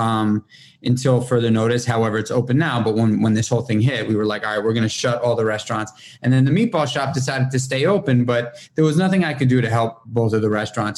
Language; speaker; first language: English; native; English